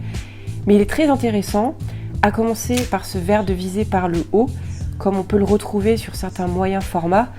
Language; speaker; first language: French; native; French